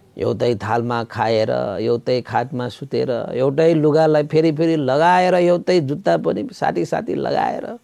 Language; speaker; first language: Nepali; non-native, local second language; Newari